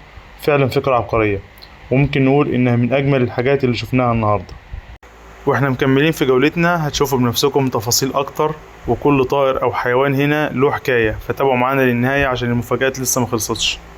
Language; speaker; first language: Arabic; native; Arabic